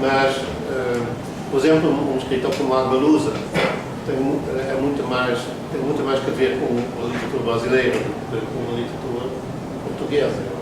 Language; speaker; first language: Portuguese; non-native, fluent; Dutch